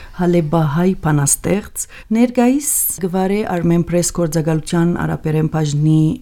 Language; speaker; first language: Armenian; early bilingual, heritage; Armenian